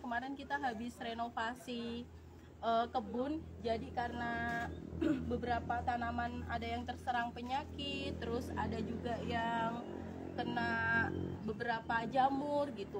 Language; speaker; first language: Indonesian; native; Indonesian